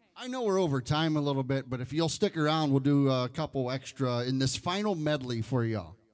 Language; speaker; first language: English; native; English